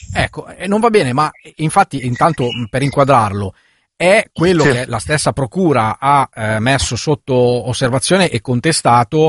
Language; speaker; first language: Italian; native; Italian